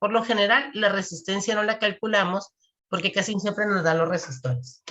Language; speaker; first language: Spanish; native; Spanish